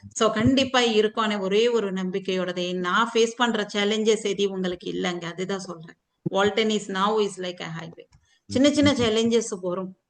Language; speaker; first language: Tamil; non-native, fluent; Telugu